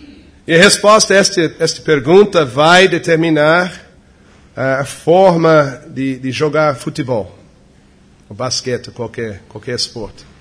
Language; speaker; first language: Portuguese; non-native, fluent; English